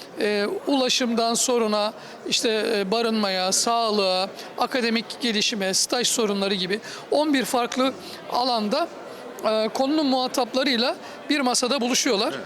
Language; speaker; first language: Turkish; native; Turkish